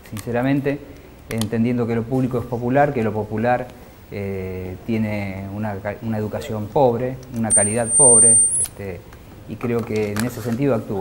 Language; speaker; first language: Spanish; native; Spanish